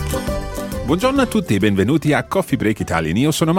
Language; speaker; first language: Italian; non-native, fluent; English